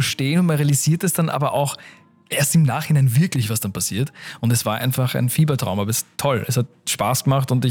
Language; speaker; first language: German; native; German